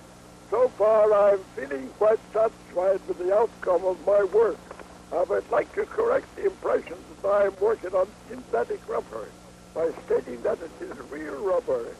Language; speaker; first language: English; native; English